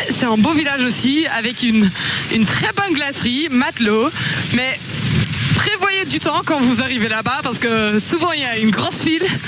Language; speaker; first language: French; native; French